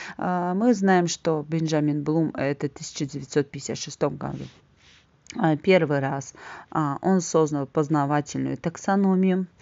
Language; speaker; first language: Russian; non-native, local second language; Azerbaijani